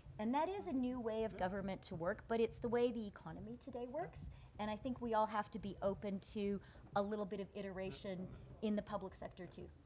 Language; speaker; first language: English; native; English